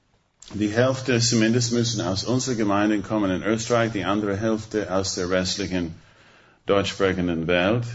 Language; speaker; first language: German; non-native, fluent; English